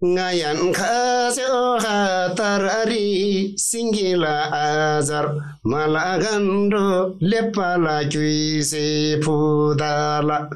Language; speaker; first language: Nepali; non-native, local second language; Eastern Tamang